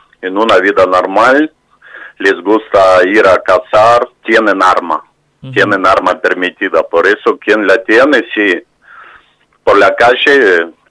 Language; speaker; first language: Spanish; non-native, fluent; Russian